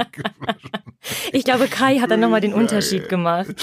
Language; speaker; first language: German; early bilingual, heritage; Polish